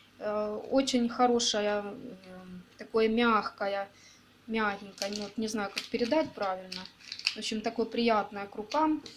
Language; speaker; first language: Russian; native; Russian